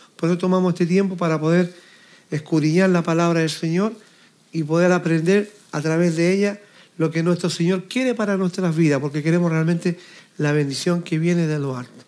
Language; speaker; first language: Spanish; native; Spanish